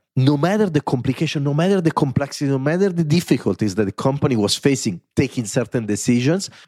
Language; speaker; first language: English; non-native, fluent; Italian